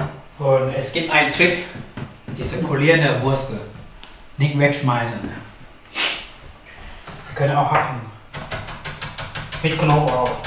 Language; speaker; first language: German; non-native, learner; Thai